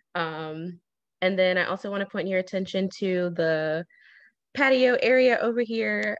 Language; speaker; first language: English; native; English